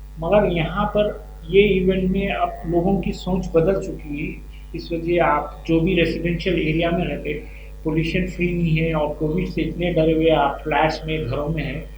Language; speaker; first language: Hindi; non-native, local second language; Urdu